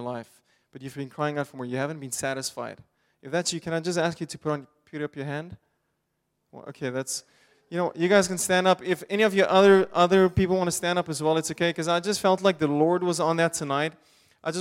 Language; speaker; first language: English; non-native, local second language; Afrikaans